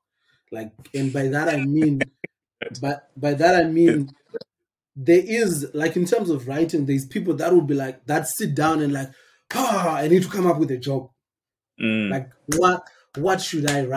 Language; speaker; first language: English; non-native, local second language; Shona